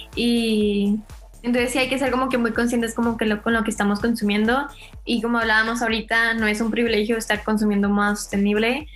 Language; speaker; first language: Spanish; native; Spanish